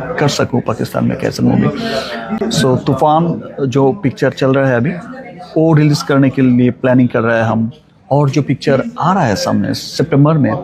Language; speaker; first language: Hindi; non-native, learner; Bangla